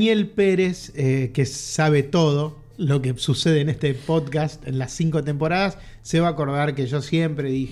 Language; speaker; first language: Spanish; native; Spanish